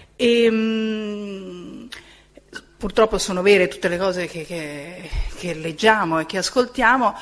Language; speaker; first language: Italian; native; Italian